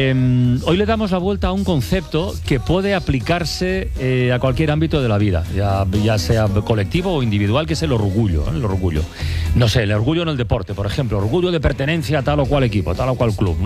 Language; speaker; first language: Spanish; native; Spanish